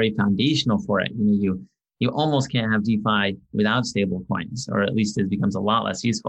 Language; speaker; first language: English; native; English